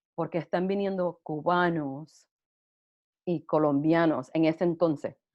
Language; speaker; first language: Spanish; early bilingual, heritage; Spanish